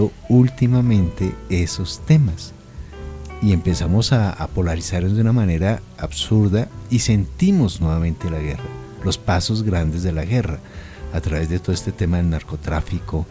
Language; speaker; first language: Spanish; native; Spanish